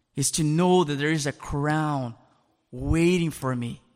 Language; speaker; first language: English; non-native, fluent; Portuguese